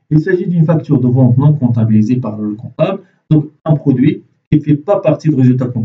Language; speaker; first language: French; non-native, local second language; Arabic